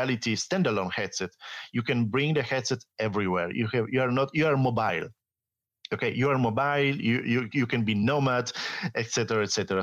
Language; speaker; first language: English; non-native, fluent; Italian